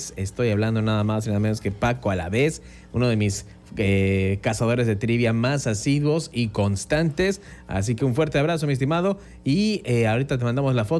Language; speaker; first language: Spanish; native; Spanish